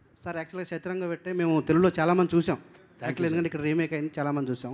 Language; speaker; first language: Telugu; native; Telugu